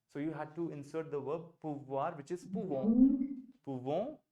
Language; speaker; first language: French; non-native, fluent; Hindi